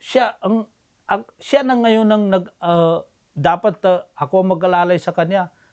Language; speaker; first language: Filipino; non-native, local second language; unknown